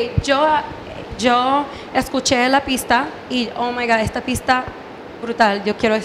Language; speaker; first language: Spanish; early bilingual, heritage; English